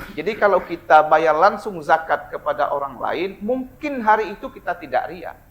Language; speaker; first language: Indonesian; non-native, local second language; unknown